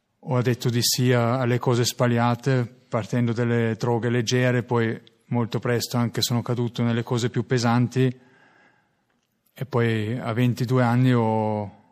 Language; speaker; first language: Italian; non-native, learner; German